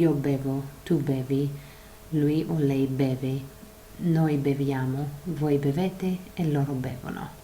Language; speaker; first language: Italian; non-native, fluent; English